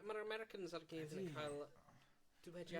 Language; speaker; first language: Welsh; native; Welsh